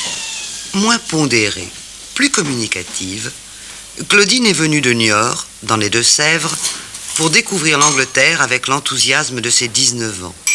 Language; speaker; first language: French; native; French